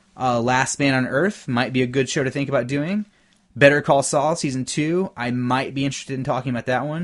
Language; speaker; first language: English; native; English